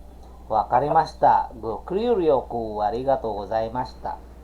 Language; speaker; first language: Japanese; non-native, fluent; Filipino